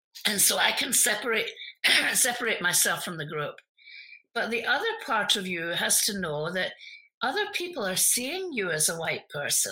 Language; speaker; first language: English; native; English